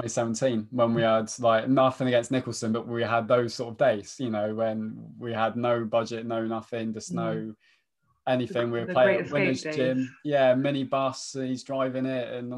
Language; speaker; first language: English; native; English